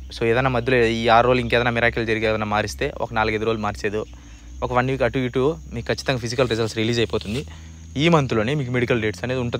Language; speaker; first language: Telugu; native; Telugu